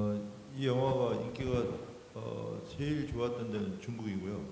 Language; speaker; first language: Korean; native; Korean